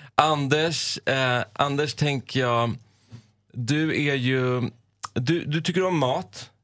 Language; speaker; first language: Swedish; non-native, fluent; Persian